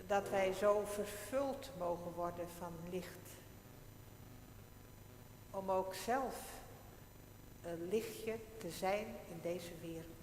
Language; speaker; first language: Dutch; non-native, local second language; Western Frisian